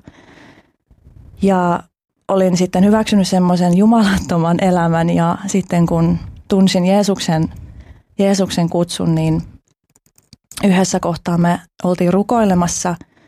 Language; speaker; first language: Finnish; early bilingual, other home language; Albanian